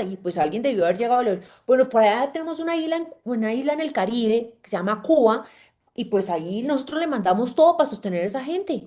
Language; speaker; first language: Spanish; native; Spanish